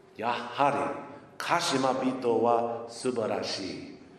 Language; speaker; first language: Japanese; non-native, learner; English